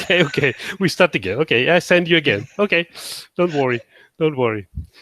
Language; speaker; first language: English; non-native, fluent; Italian